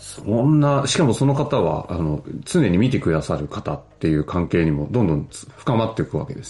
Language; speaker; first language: Japanese; native; Japanese